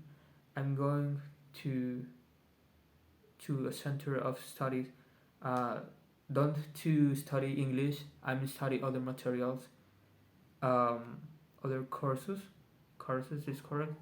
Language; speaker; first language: English; non-native, learner; Spanish